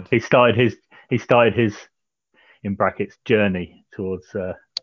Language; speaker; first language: English; native; English